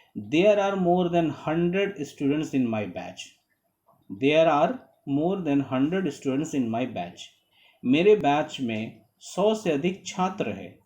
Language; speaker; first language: Hindi; native; Hindi